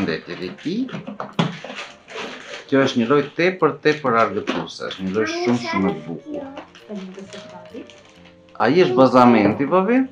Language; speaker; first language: Albanian; native; Albanian